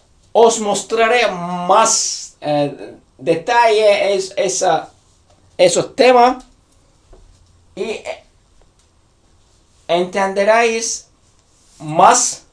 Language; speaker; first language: Spanish; non-native, learner; Turkish